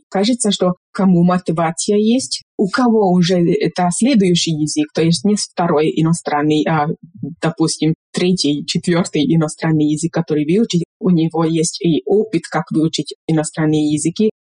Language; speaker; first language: Russian; non-native, fluent; Hungarian